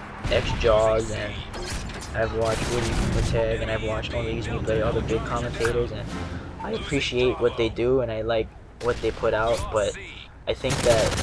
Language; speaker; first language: English; native; English